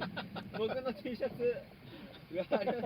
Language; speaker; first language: Japanese; native; Japanese